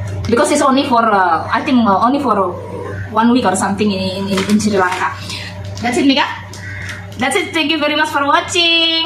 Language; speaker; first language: English; non-native, learner; Indonesian